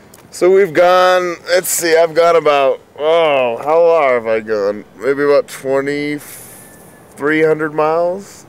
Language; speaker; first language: English; native; English